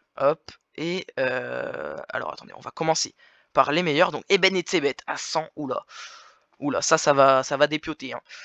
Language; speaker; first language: French; native; French